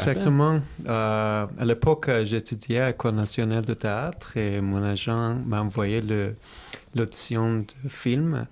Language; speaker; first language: French; non-native, fluent; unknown